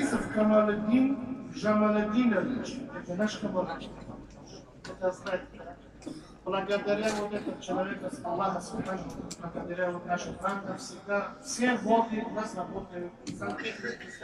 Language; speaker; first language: Russian; non-native, learner; Tajik